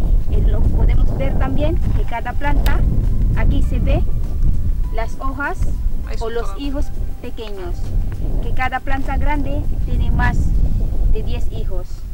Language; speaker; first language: Spanish; non-native, fluent; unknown